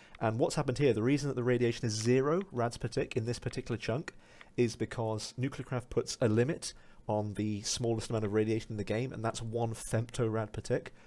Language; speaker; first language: English; native; English